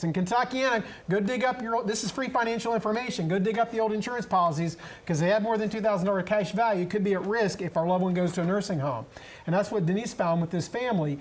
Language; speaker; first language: English; native; English